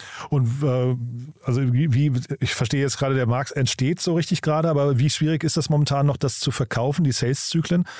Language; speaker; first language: German; native; German